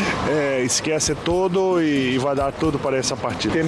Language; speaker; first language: Spanish; non-native, learner; Portuguese